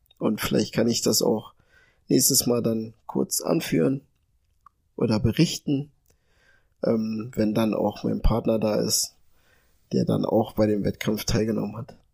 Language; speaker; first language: German; early bilingual, other home language; Ga